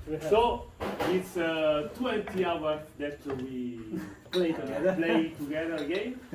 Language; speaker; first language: English; non-native, fluent; Italian